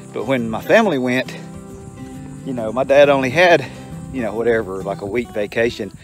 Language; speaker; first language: English; native; English